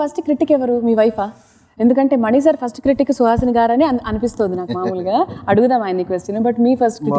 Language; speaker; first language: Telugu; native; Telugu